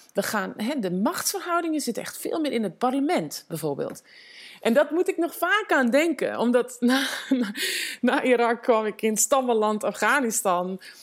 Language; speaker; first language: Dutch; native; Dutch